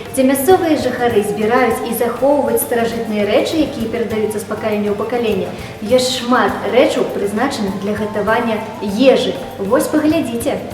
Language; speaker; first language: Belarusian; native; Belarusian